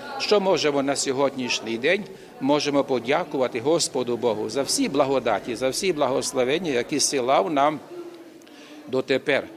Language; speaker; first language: Ukrainian; early bilingual, heritage; Ukrainian